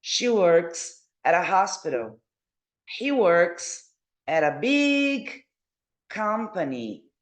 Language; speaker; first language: English; non-native, fluent; Portuguese